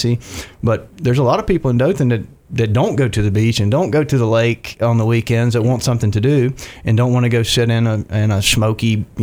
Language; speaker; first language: English; native; English